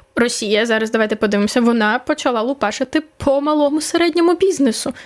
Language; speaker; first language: Ukrainian; native; Ukrainian